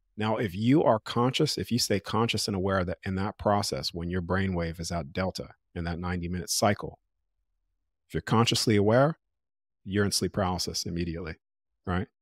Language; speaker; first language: English; native; English